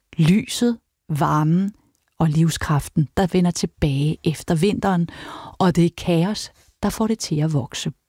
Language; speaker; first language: Danish; native; Danish